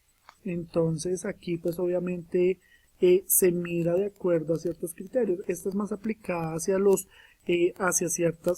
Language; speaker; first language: Spanish; native; Spanish